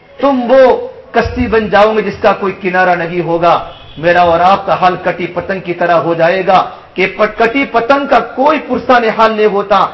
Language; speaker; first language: Urdu; non-native, local second language; Gujarati